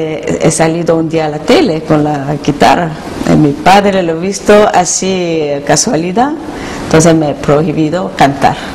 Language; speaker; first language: Spanish; non-native, learner; Korean